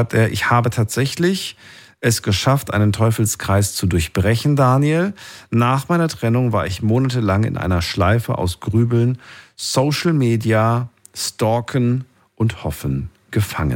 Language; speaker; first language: German; native; German